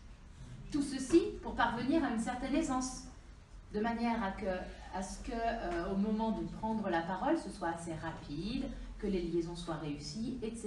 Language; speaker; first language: French; native; French